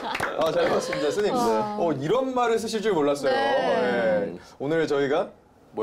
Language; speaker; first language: Korean; native; Korean